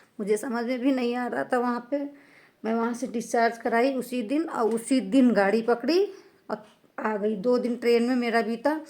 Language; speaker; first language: Hindi; native; Hindi